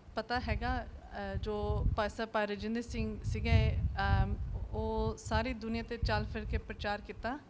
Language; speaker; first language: Punjabi; early bilingual, heritage; Punjabi